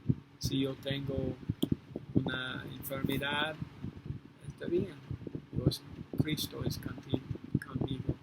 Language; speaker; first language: Spanish; non-native, fluent; English